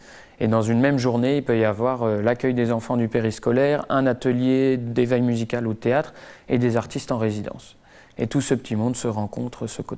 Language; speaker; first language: French; native; French